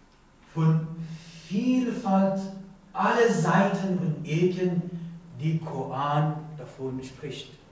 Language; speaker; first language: German; non-native, learner; Persian